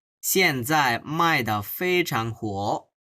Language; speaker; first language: Chinese; non-native, fluent; Bangla